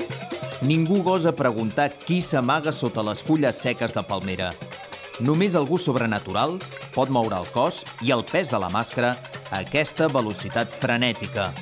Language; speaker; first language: Catalan; native; Catalan